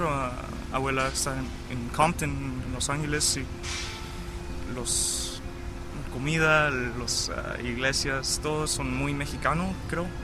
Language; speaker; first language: Spanish; early bilingual, heritage; English